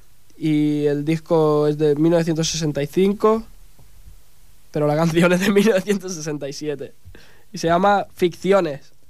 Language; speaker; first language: Spanish; native; Spanish